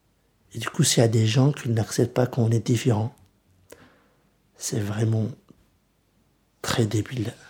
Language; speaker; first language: French; early bilingual, other home language; Kurdish